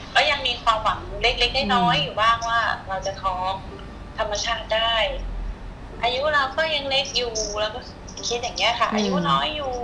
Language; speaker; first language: Thai; native; Thai